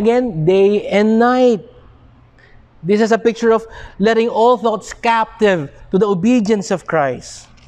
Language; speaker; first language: English; non-native, local second language; Filipino